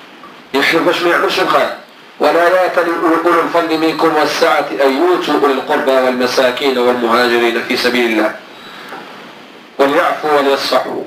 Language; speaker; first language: Arabic; native; Arabic